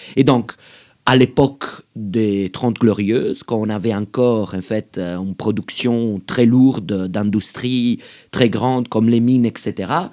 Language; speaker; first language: French; native; French